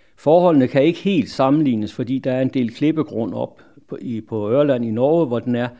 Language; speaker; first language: Danish; native; Danish